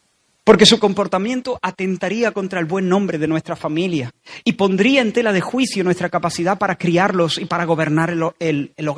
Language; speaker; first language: Spanish; native; Spanish